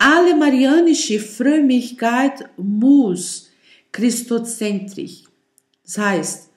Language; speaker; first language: German; non-native, learner; Portuguese